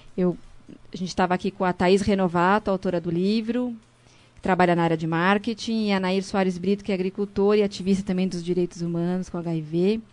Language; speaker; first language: Portuguese; native; Portuguese